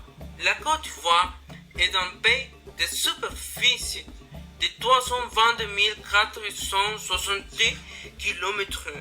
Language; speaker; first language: French; non-native, learner; Spanish